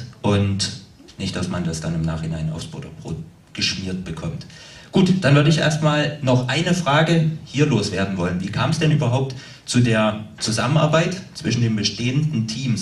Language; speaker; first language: German; native; German